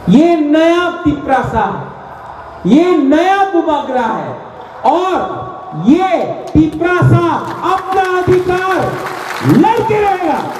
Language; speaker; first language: Hindi; non-native, local second language; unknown